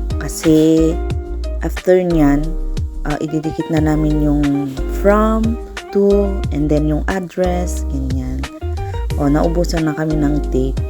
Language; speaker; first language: Filipino; non-native, local second language; Iloko